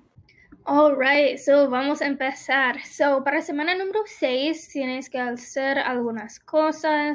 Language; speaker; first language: Spanish; non-native, fluent; English